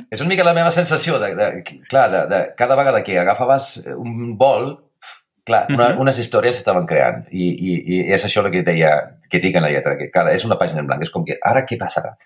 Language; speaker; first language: Catalan; non-native, fluent; Icelandic